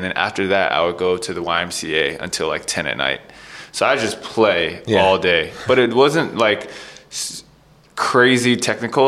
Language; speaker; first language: English; native; English